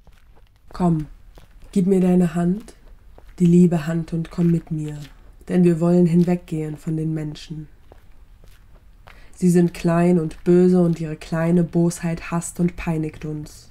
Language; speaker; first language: German; native; German